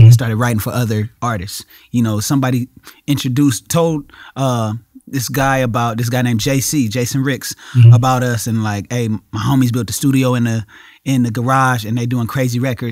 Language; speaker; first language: English; native; English